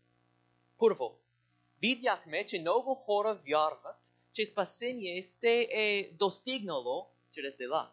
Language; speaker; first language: Bulgarian; non-native, learner; English